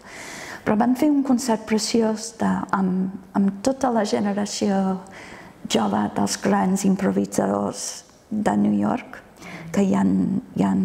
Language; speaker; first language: Catalan; non-native, fluent; English